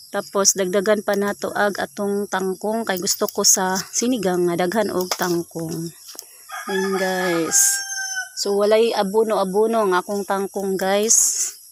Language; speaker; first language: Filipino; non-native, local second language; Cebuano